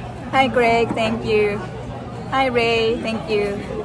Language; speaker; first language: English; non-native, fluent; Japanese